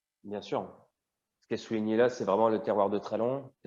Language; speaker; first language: French; native; French